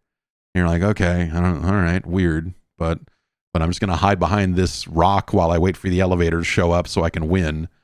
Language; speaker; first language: English; native; English